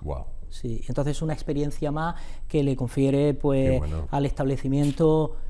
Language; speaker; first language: Spanish; native; Spanish